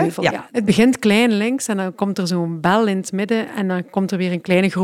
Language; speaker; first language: Dutch; native; Dutch